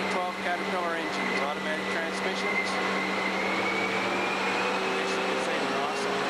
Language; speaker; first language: English; native; English